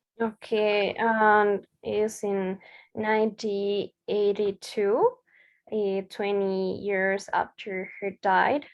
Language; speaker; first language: English; non-native, learner; Spanish